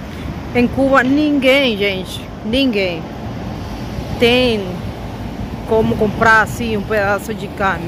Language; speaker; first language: Portuguese; non-native, fluent; Spanish